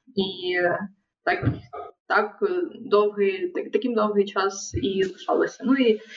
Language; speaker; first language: Ukrainian; non-native, local second language; Russian